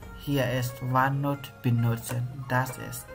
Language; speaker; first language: German; non-native, learner; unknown